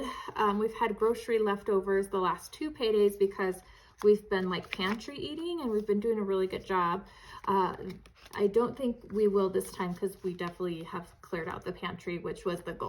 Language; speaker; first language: English; native; English